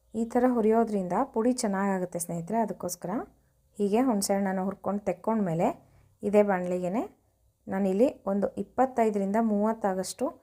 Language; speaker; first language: Kannada; native; Kannada